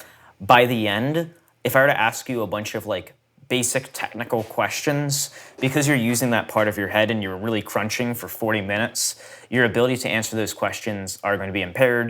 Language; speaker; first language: English; native; English